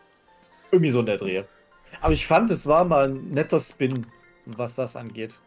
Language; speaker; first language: German; native; German